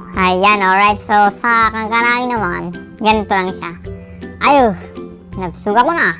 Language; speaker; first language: Filipino; non-native, local second language; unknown